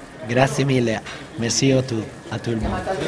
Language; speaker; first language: French; non-native, fluent; Italian